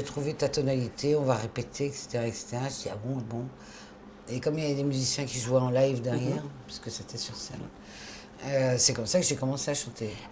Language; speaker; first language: French; native; French